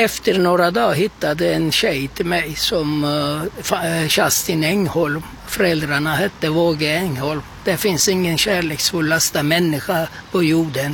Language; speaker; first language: Swedish; non-native, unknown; Turkish